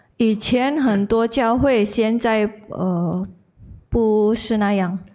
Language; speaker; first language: Chinese; non-native, learner; Indonesian